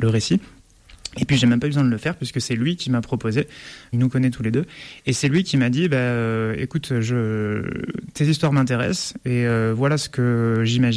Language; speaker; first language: French; native; French